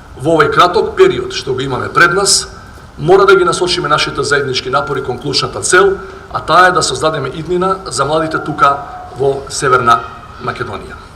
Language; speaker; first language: Macedonian; native; Macedonian